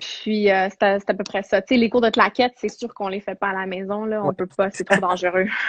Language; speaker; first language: French; native; French